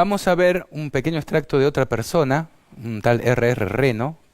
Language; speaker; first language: Spanish; native; Spanish